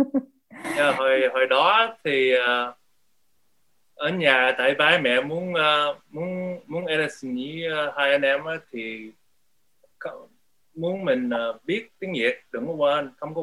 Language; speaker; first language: Vietnamese; early bilingual, heritage; Vietnamese